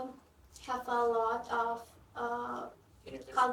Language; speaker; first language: English; non-native, learner; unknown